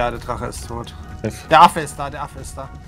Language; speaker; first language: German; native; German